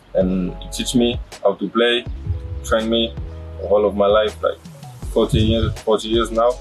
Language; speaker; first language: German; native; German